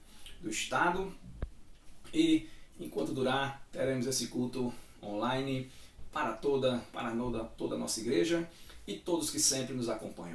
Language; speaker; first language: Portuguese; native; Portuguese